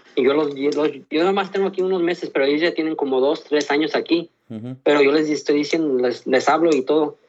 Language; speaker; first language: Spanish; early bilingual, heritage; Spanish